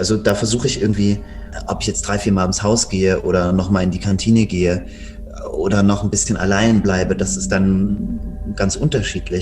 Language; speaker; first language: German; native; German